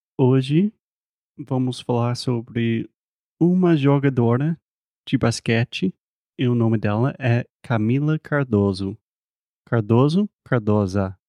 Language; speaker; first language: Portuguese; non-native, fluent; English